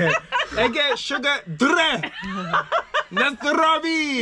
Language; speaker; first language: Czech; non-native, learner; English